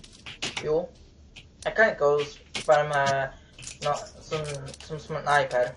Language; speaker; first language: Swedish; non-native, learner; Norwegian